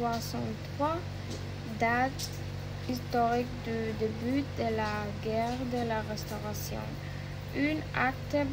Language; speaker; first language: French; non-native, learner; Spanish